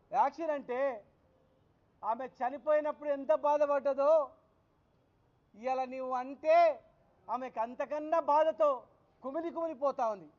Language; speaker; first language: Telugu; native; Telugu